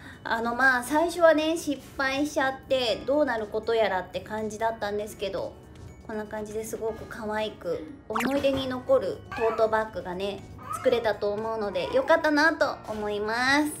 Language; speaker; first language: Japanese; native; Japanese